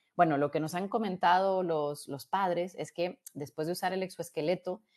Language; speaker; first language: Spanish; native; Spanish